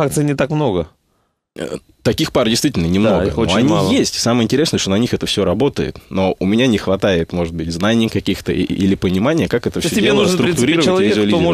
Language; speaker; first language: Russian; native; Russian